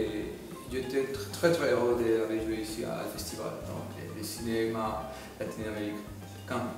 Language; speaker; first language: French; non-native, learner; Spanish